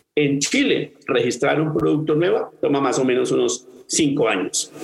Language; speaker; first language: Spanish; native; Spanish